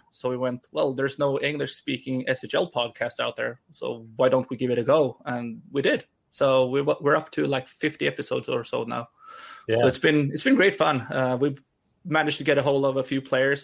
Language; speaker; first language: English; non-native, fluent; Swedish